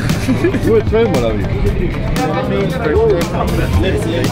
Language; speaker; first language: German; non-native, learner; Croatian